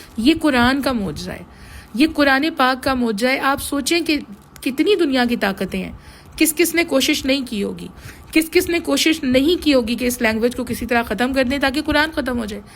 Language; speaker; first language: Urdu; native; Urdu